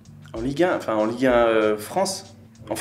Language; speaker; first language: French; native; French